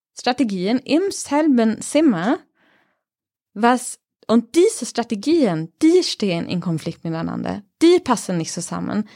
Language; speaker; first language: German; non-native, fluent; Swedish